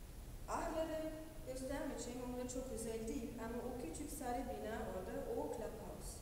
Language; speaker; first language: Turkish; non-native, fluent; German